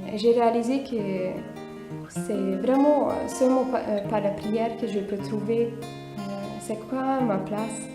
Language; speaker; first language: French; non-native, fluent; Hungarian